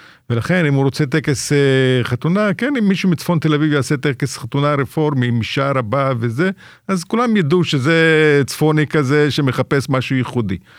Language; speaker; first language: Hebrew; non-native, fluent; Russian